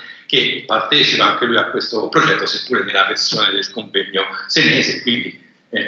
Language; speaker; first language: Italian; native; Italian